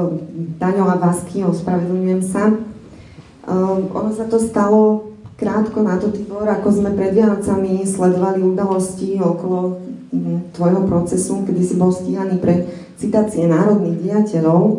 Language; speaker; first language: Slovak; native; Slovak